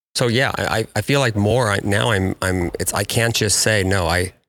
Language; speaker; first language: English; native; English